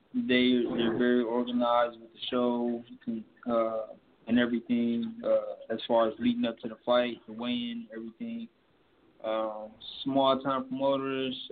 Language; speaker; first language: English; native; English